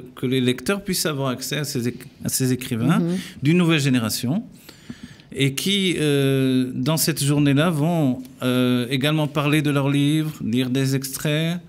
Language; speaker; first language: French; native; French